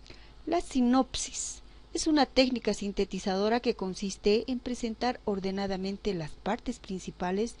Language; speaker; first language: Spanish; native; Spanish